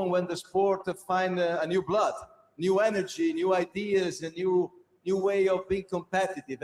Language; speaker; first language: English; non-native, fluent; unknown